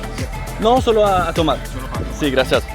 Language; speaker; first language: Spanish; non-native, learner; French